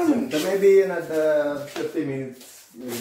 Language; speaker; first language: English; non-native, learner; Indonesian